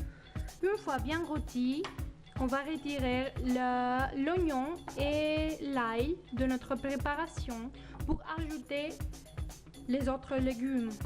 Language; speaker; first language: French; non-native, learner; Spanish